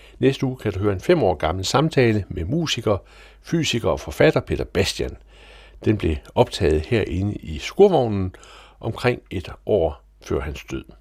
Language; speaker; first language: Danish; native; Danish